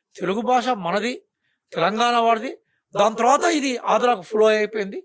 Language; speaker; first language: Telugu; native; Telugu